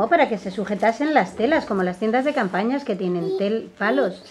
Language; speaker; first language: Spanish; native; Spanish